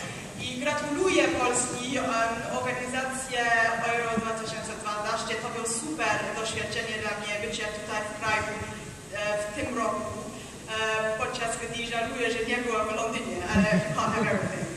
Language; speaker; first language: Polish; non-native, learner; English